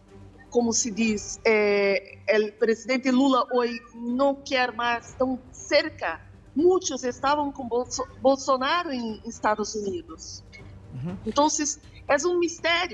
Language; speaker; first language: Spanish; non-native, fluent; Portuguese